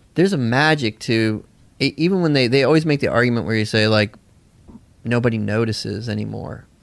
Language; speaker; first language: English; native; English